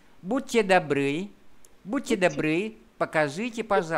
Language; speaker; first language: Russian; non-native, fluent; Vietnamese